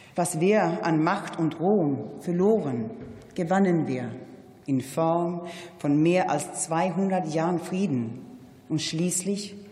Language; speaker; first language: German; non-native, fluent; Swedish